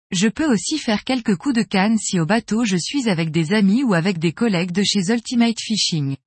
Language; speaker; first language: French; non-native, fluent; Spanish